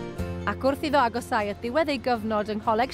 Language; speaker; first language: Welsh; native; Welsh